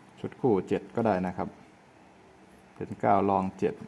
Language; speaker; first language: Thai; native; Thai